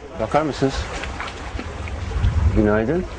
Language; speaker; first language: Turkish; non-native, fluent; Dutch